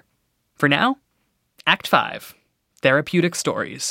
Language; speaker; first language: English; native; English